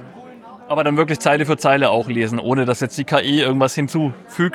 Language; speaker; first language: German; native; German